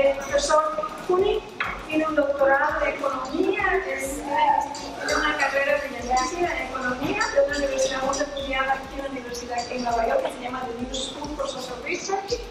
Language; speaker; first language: Spanish; early bilingual, heritage; Spanish